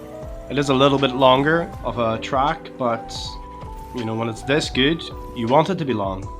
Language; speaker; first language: English; native; English